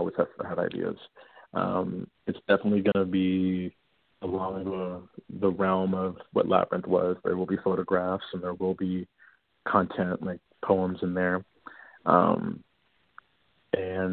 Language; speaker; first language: English; native; English